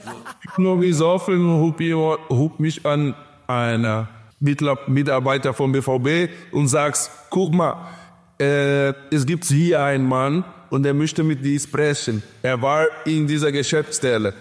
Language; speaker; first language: German; non-native, learner; Portuguese